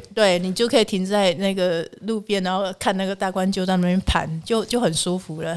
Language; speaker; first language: Chinese; native; Chinese